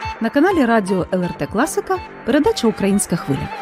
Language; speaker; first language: Ukrainian; native; Ukrainian